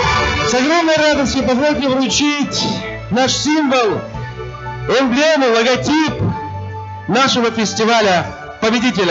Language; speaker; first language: Russian; native; Russian